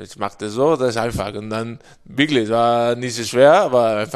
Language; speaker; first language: German; non-native, fluent; Spanish